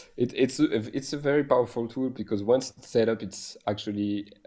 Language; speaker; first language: English; non-native, fluent; French